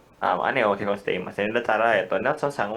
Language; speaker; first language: Japanese; non-native, learner; Indonesian